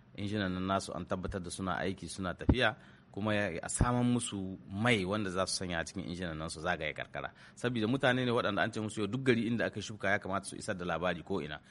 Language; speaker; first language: Hausa; native; Hausa